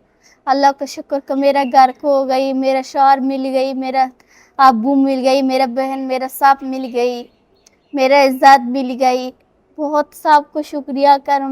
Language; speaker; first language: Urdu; non-native, learner; Persian